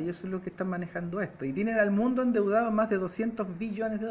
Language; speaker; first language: Spanish; native; Spanish